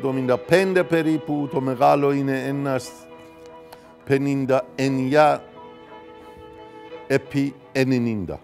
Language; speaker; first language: Greek; non-native, fluent; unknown